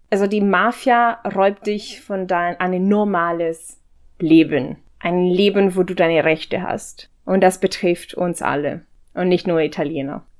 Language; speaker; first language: German; non-native, fluent; Italian